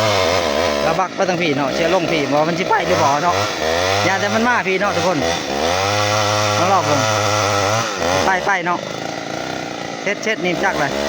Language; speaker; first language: Thai; non-native, local second language; Lao